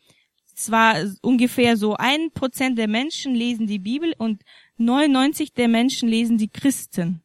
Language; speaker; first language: German; non-native, fluent; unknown